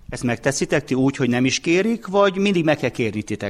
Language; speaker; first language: Hungarian; native; Hungarian